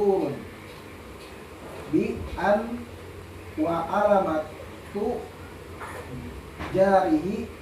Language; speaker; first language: Arabic; non-native, learner; Indonesian